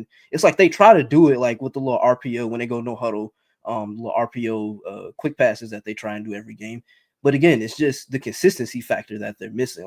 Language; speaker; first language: English; native; English